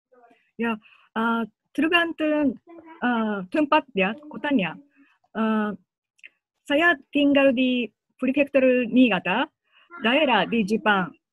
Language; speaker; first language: Indonesian; non-native, learner; Japanese